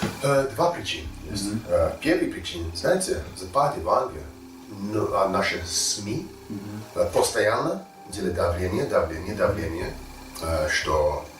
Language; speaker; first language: Russian; non-native, learner; English